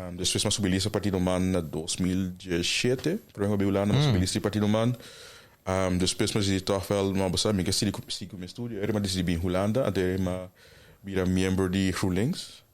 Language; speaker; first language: Dutch; non-native, local second language; Papiamento